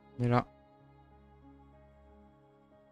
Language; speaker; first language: French; native; French